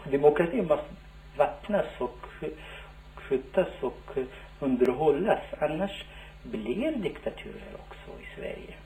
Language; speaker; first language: Swedish; non-native, fluent; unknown